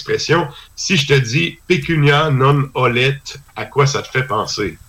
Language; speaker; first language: French; native; French